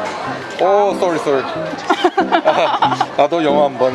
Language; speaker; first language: Korean; native; Korean